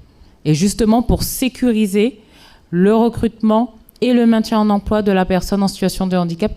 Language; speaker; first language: French; native; French